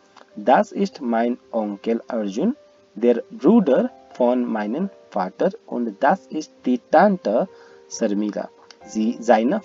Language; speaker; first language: German; non-native, learner; Hindi